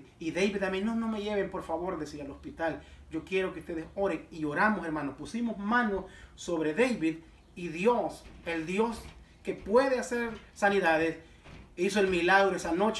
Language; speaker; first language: Spanish; native; Spanish